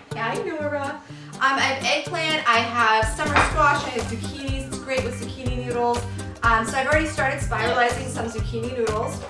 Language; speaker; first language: English; native; English